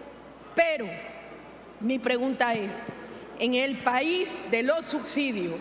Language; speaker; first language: Spanish; native; Spanish